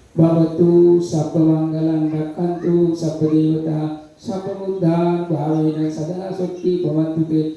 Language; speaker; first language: Marathi; non-native, fluent; Sinhala